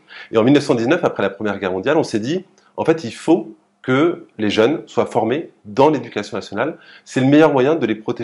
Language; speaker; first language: French; native; French